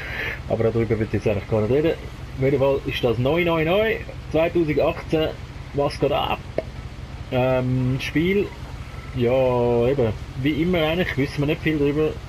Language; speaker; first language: German; native; German